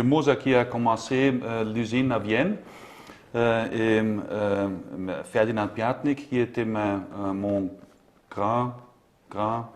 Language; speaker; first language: French; non-native, learner; German